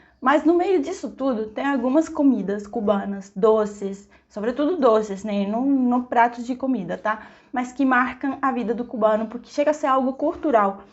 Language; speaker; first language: Portuguese; non-native, fluent; Spanish